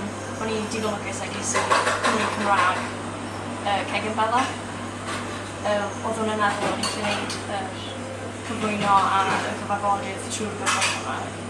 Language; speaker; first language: Welsh; non-native, local second language; English